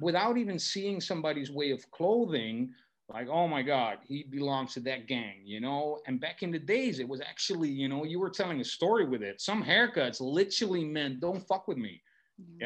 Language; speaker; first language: English; non-native, fluent; Dutch